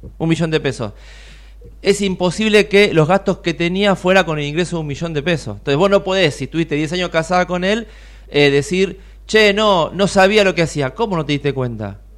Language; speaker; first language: Spanish; native; Spanish